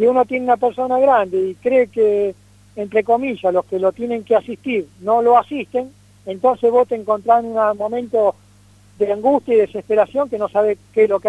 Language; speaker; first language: Spanish; native; Spanish